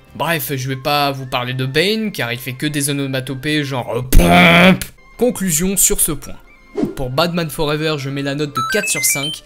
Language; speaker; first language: French; native; French